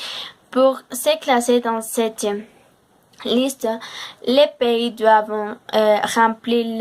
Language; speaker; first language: French; non-native, learner; Spanish